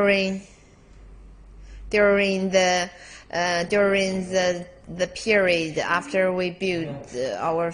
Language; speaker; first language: English; non-native, learner; Chinese